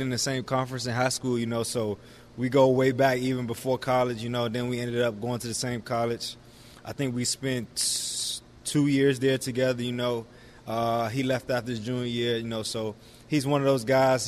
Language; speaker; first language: English; native; English